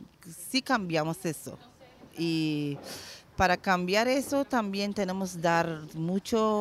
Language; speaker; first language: Spanish; non-native, learner; Persian